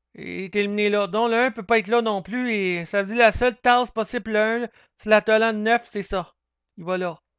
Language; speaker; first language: French; native; French